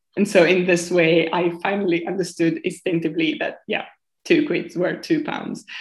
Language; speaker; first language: English; non-native, fluent; Italian